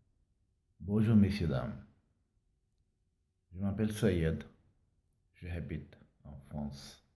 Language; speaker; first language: French; non-native, learner; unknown